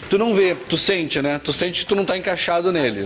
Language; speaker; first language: Portuguese; native; Portuguese